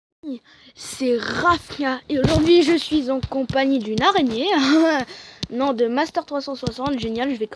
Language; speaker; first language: French; native; French